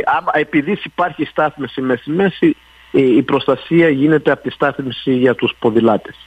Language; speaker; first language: Greek; early bilingual, heritage; Greek